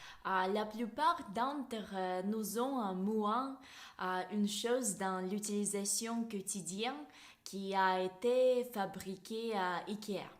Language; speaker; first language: French; non-native, fluent; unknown